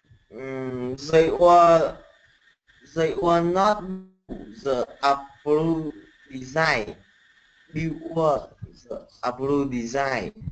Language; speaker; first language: English; non-native, learner; Vietnamese